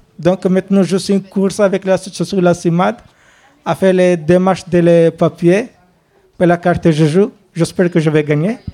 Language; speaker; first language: French; non-native, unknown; Albanian